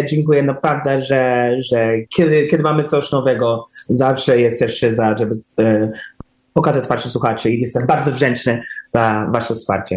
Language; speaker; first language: Polish; early bilingual, heritage; English